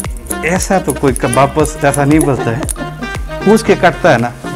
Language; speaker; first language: Hindi; non-native, learner; Bangla